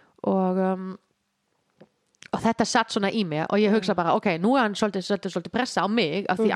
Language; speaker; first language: Icelandic; non-native, fluent; German